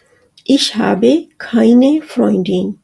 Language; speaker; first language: German; non-native, fluent; Urdu